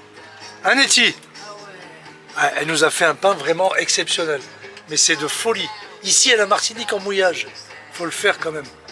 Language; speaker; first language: French; native; French